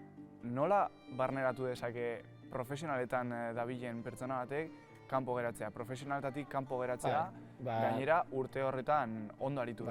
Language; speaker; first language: Basque; native; Basque